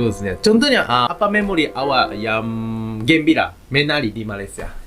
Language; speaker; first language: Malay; non-native, learner; Japanese